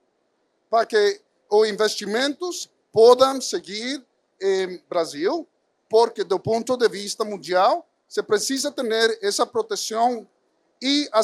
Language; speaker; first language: Portuguese; non-native, fluent; Spanish